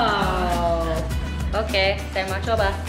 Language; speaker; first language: Indonesian; non-native, learner; English